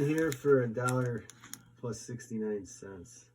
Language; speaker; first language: English; native; English